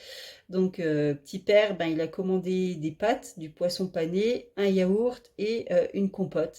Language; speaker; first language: French; native; French